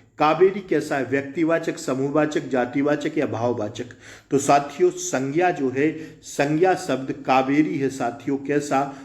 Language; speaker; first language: Hindi; native; Hindi